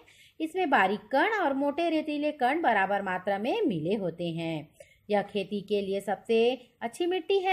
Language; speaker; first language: Hindi; native; Hindi